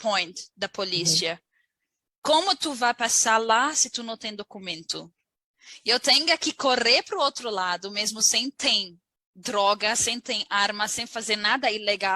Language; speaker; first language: Portuguese; non-native, learner; Arabic